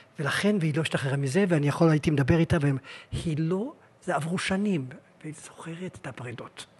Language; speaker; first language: Hebrew; non-native, fluent; French